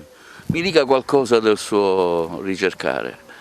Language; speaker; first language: Italian; native; Italian